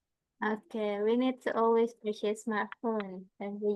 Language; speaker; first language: English; non-native, fluent; Indonesian